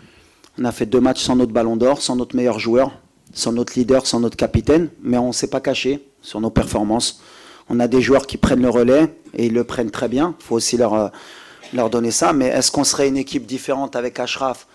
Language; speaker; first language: French; native; French